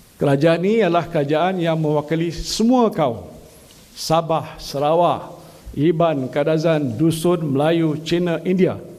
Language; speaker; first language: Malay; native; Malay